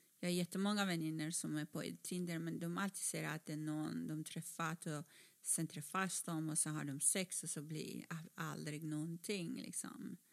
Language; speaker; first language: Swedish; non-native, fluent; Persian